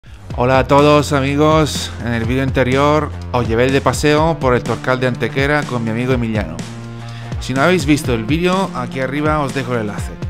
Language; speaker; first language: Spanish; non-native, fluent; Italian